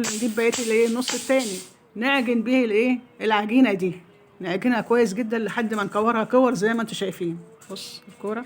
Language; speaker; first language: Arabic; native; Arabic